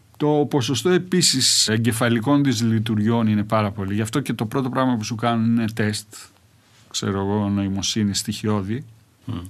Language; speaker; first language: Greek; native; Greek